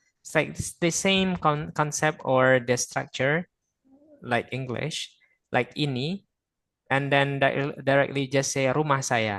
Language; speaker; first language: English; non-native, fluent; Indonesian